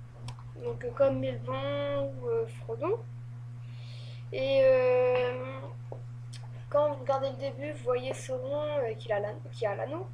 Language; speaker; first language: French; native; French